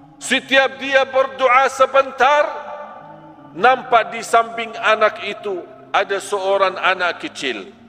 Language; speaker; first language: Malay; non-native, fluent; Arabic